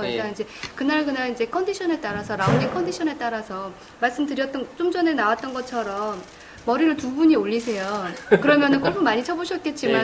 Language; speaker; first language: Korean; native; Korean